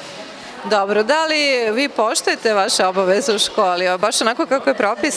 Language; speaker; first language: Serbian; native; Serbian